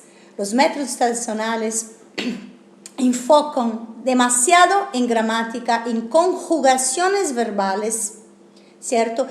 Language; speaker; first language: Spanish; non-native, fluent; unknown